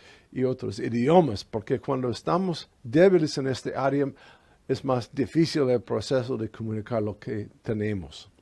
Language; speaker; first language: Spanish; non-native, fluent; English